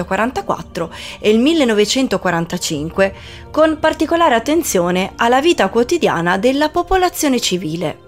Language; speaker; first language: Italian; native; Italian